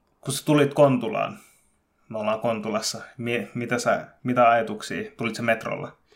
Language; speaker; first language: Finnish; early bilingual, other home language; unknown